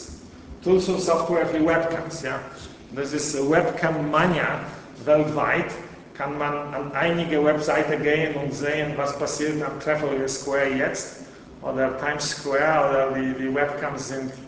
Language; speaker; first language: German; non-native, fluent; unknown